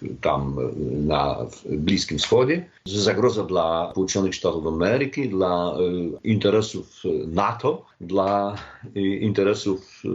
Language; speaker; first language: Polish; non-native, learner; Ukrainian